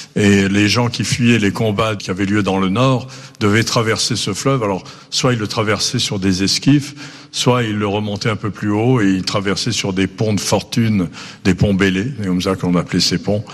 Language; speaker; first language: French; native; French